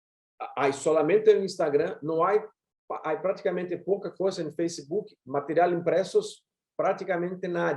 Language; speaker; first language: Spanish; non-native, learner; Portuguese